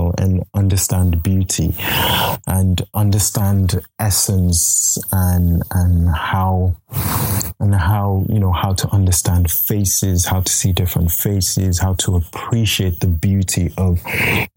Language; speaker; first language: English; non-native, local second language; Yoruba